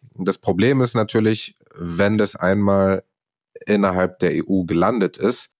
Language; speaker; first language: German; non-native, fluent; Arabic